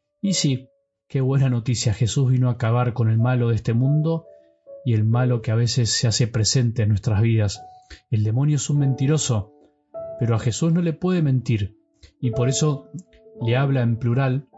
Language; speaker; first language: Spanish; native; Spanish